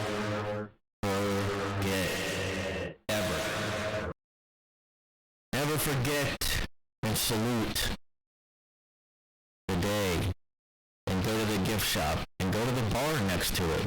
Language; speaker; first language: English; native; English